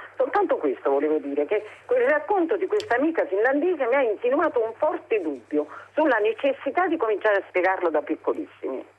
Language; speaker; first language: Italian; native; Italian